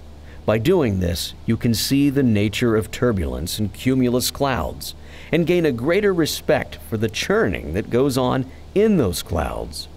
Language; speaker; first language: English; native; English